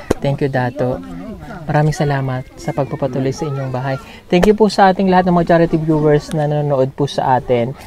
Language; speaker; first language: Filipino; non-native, local second language; Cebuano